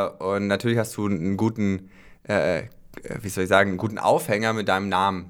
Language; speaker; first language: German; native; German